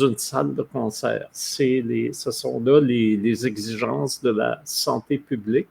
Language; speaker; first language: French; native; French